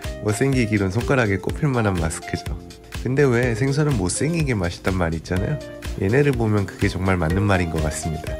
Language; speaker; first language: Korean; native; Korean